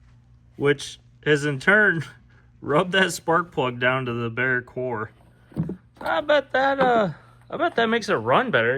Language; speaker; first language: English; native; English